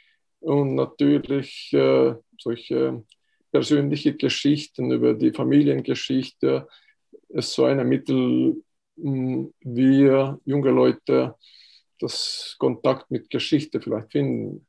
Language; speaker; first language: German; non-native, fluent; Estonian